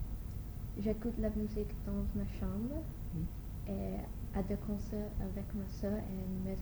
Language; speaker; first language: French; non-native, learner; English